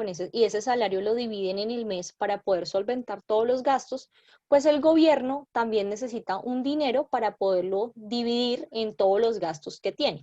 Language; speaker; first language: Spanish; native; Spanish